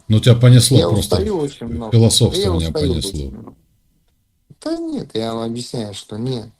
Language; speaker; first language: Russian; native; Russian